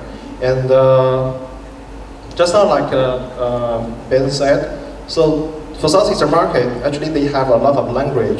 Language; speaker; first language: English; non-native, fluent; Chinese